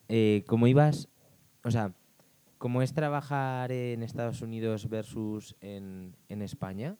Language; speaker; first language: Spanish; native; Spanish